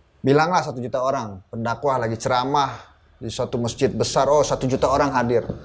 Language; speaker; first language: Indonesian; native; Indonesian